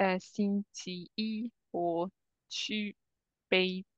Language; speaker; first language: Chinese; non-native, learner; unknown